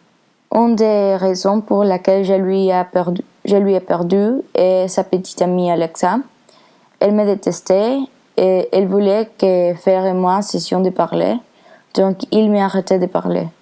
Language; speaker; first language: French; non-native, learner; Spanish